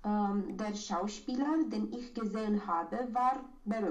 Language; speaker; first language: German; non-native, learner; Romanian